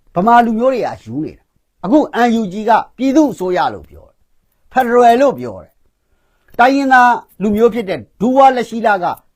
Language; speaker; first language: Burmese; non-native, local second language; Kachin